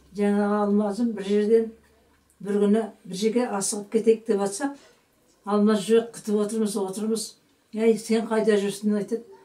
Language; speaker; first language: Kazakh; native; Kazakh